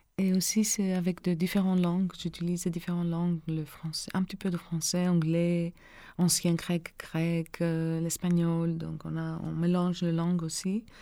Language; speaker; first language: French; non-native, learner; Greek